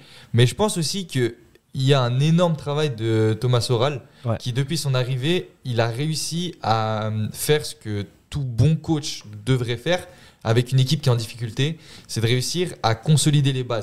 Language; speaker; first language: French; native; French